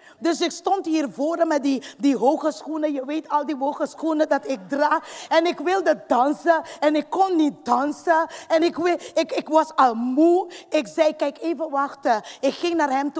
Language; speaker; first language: Dutch; non-native, fluent; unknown